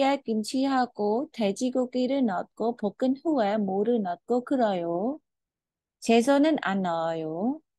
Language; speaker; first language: Korean; non-native, fluent; Khmer